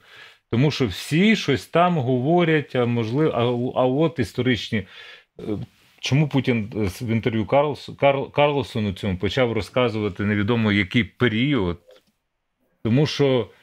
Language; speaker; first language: Ukrainian; native; Ukrainian